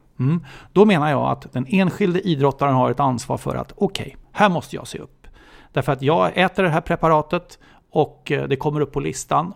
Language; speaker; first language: Swedish; native; Swedish